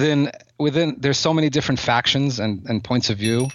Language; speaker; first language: English; native; English